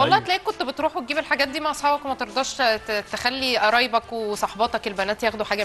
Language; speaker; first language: Arabic; native; Arabic